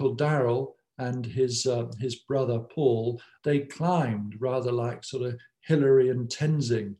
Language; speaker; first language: English; native; English